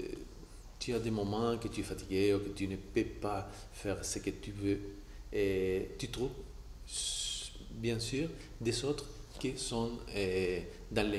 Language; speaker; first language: French; non-native, fluent; Spanish